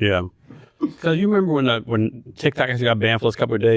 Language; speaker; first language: English; native; English